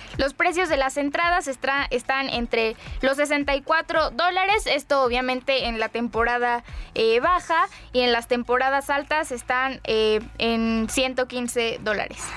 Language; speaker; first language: Spanish; native; Spanish